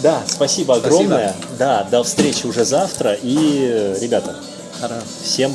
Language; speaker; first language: Russian; native; Russian